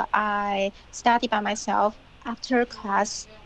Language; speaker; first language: English; non-native, learner; Chinese